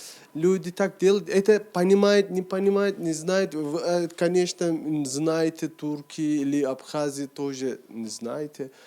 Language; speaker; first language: Russian; non-native, learner; Turkish